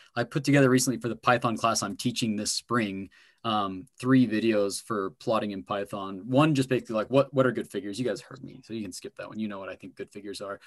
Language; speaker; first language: English; native; English